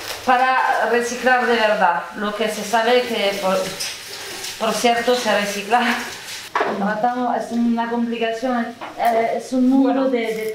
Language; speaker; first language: Spanish; non-native, learner; French